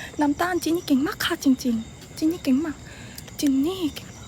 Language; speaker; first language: Thai; non-native, learner; Korean